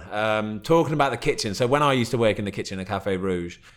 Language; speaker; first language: English; native; English